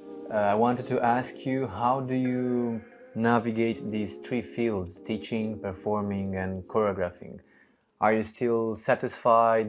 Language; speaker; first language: English; non-native, fluent; Romanian